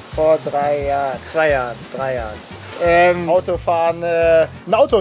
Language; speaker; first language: German; native; German